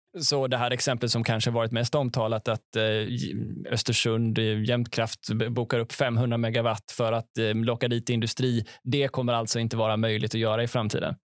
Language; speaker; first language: Swedish; native; Swedish